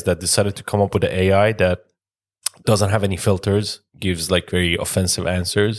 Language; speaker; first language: English; non-native, fluent; Persian